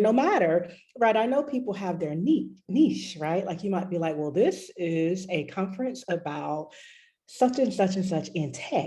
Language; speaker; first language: English; native; English